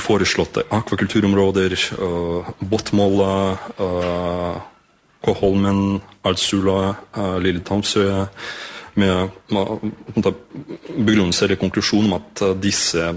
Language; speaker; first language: Norwegian; non-native, fluent; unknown